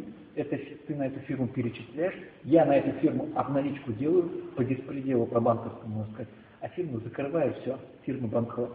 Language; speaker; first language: Russian; native; Russian